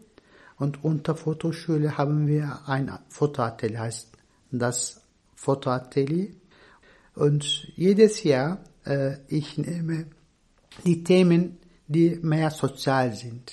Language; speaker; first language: German; non-native, fluent; Turkish